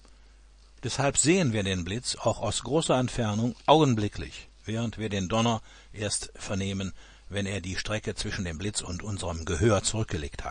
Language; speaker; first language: German; native; German